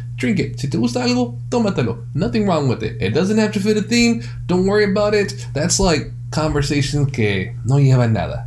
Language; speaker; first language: English; early bilingual, other home language; Spanish